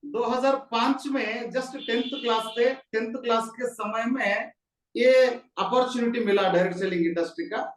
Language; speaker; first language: Hindi; non-native, local second language; Kannada